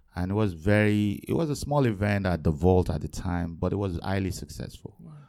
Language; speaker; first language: English; non-native, local second language; Yoruba